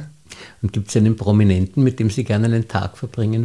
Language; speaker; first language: German; native; German